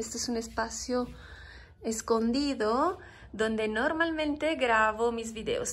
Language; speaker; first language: Spanish; non-native, fluent; Italian